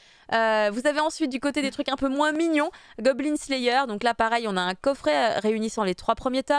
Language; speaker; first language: French; native; French